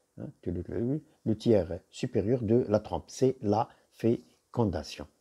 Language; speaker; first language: French; non-native, local second language; Arabic